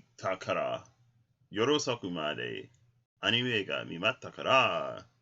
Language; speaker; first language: Japanese; non-native, learner; English